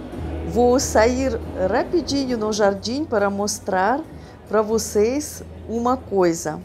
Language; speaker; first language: Portuguese; non-native, fluent; Russian